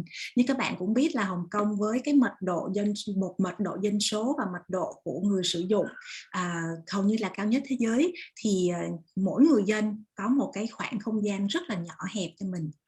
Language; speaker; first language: Vietnamese; native; Vietnamese